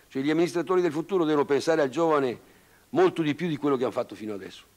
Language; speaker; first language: Italian; native; Italian